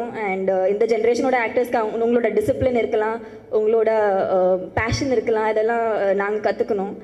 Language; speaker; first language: Tamil; non-native, fluent; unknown